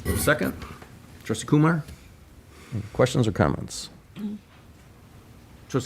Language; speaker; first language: English; native; English